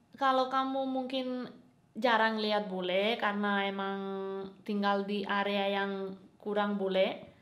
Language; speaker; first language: Indonesian; non-native, fluent; Spanish